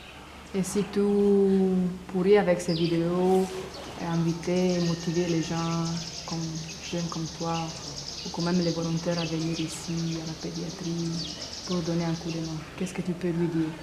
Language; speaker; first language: French; non-native, learner; Italian